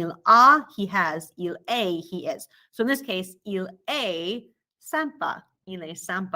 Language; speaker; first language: French; non-native, fluent; English